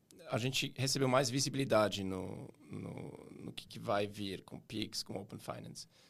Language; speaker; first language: Portuguese; non-native, fluent; Swiss German